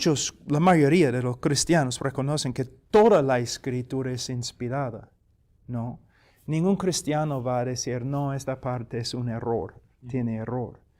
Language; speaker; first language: Spanish; non-native, fluent; English